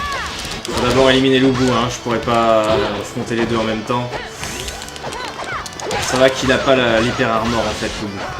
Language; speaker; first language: French; native; French